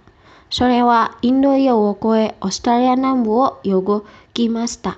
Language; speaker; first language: Japanese; non-native, fluent; Indonesian